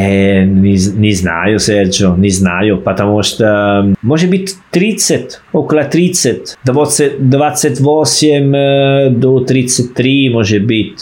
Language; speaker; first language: Russian; non-native, fluent; Italian